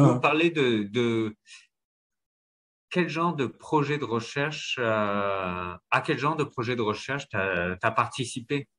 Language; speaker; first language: French; native; French